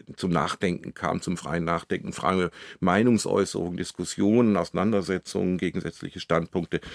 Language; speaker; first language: German; native; German